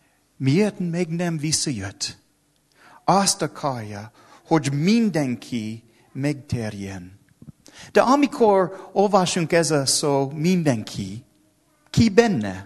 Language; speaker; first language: Hungarian; non-native, learner; English